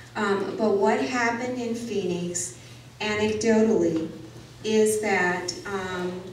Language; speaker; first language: English; native; English